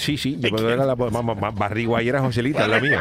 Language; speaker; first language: Spanish; native; Spanish